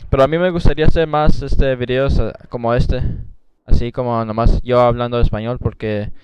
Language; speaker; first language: Spanish; early bilingual, other home language; English